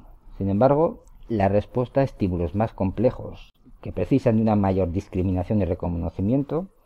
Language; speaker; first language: Spanish; native; Spanish